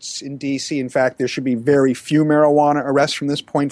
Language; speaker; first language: English; native; English